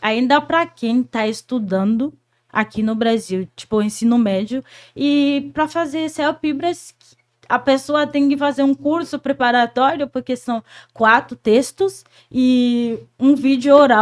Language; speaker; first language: Portuguese; non-native, fluent; Haitian Creole